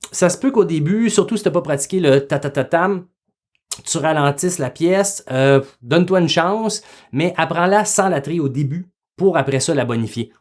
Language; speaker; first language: French; native; French